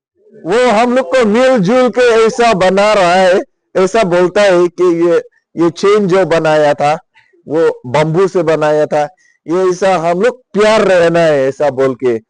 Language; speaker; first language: Hindi; non-native, local second language; Khasi